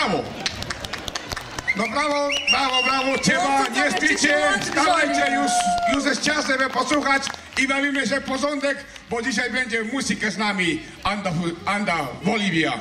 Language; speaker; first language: Polish; non-native, learner; Spanish